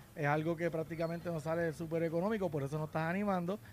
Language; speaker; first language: Spanish; native; Spanish